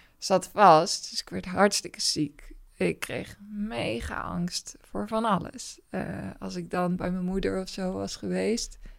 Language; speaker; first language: Dutch; native; Dutch